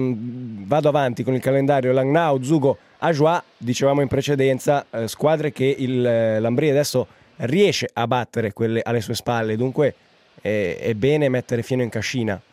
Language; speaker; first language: Italian; native; Italian